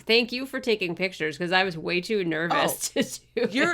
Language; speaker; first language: English; native; English